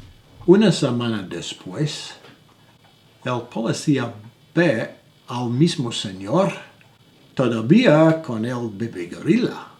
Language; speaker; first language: Spanish; non-native, learner; English